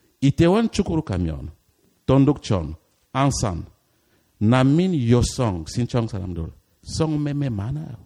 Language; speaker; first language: Korean; non-native, learner; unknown